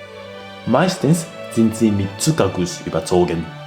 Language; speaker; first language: German; non-native, fluent; Japanese